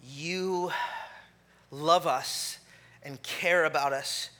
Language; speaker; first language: English; native; English